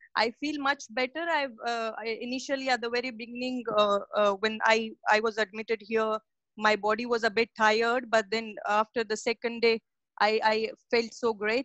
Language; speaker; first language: English; non-native, fluent; Persian